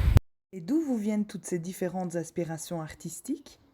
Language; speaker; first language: French; native; French